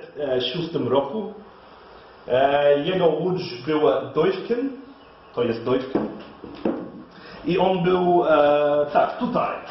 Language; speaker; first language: Polish; non-native, learner; English